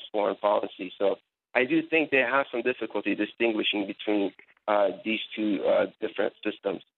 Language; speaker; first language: English; native; English